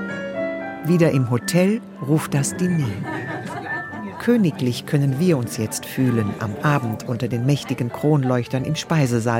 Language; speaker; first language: German; native; German